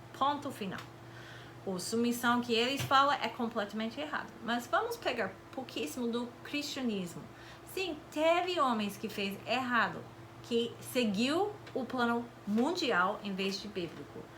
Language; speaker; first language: Portuguese; non-native, fluent; English